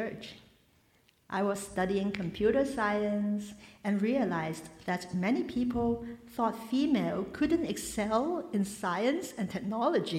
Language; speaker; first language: English; non-native, local second language; Cantonese